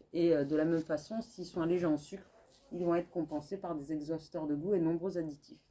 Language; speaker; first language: French; native; French